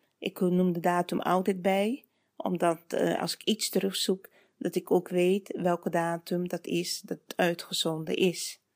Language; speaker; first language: Dutch; native; Dutch